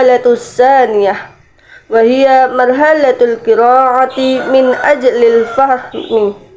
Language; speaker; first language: Arabic; non-native, learner; Indonesian